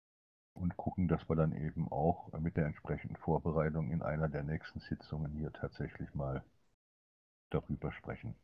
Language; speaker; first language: German; native; German